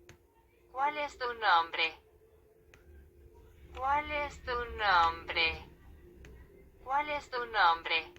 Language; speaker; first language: Spanish; non-native, learner; Haitian Creole